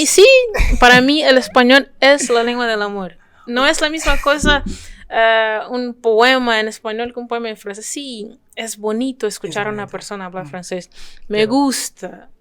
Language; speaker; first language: Spanish; non-native, fluent; French